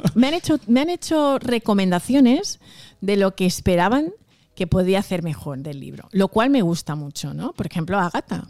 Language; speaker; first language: Spanish; early bilingual, other home language; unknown